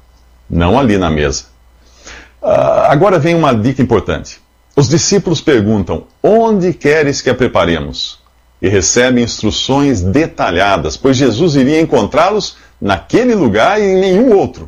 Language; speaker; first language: Portuguese; native; Portuguese